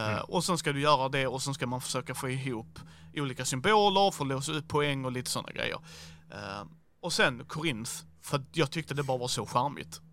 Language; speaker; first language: Swedish; native; Swedish